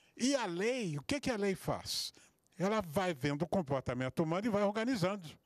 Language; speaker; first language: Portuguese; native; Portuguese